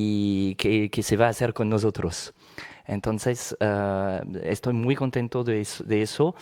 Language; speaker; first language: Spanish; non-native, fluent; French